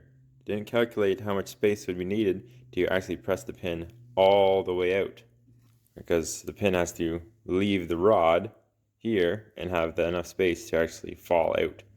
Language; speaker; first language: English; native; English